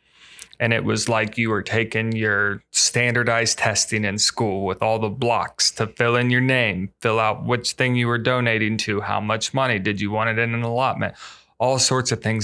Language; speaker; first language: English; native; English